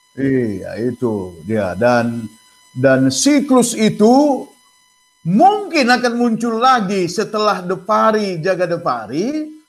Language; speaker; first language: Indonesian; non-native, local second language; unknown